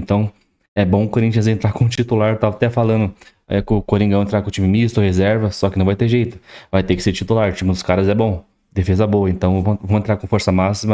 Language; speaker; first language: Portuguese; native; Portuguese